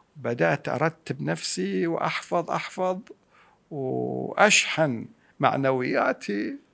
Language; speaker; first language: Arabic; native; Arabic